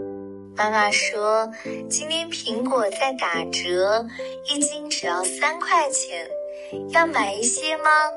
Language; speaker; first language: Chinese; native; Chinese